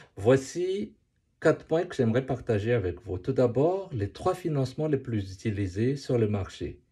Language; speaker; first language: French; non-native, local second language; Malagasy